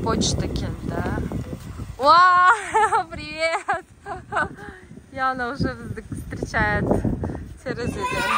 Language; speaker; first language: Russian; non-native, local second language; Kazakh